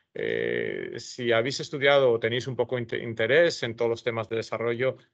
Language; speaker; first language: Spanish; native; Spanish